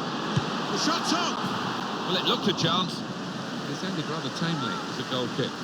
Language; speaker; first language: English; native; English